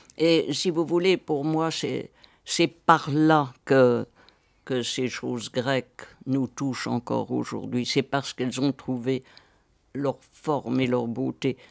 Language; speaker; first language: French; native; French